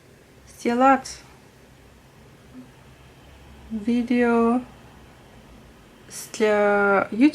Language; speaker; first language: Russian; non-native, learner; German